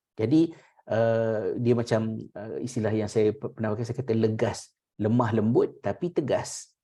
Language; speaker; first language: Malay; native; Malay